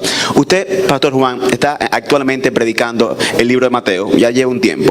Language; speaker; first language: Spanish; native; Spanish